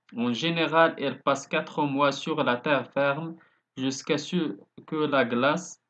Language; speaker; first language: French; non-native, local second language; Arabic